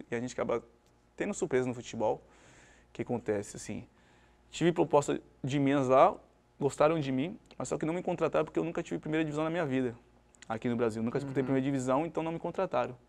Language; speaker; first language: Portuguese; native; Portuguese